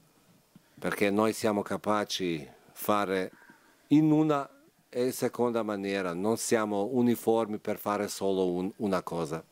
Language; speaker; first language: Italian; non-native, fluent; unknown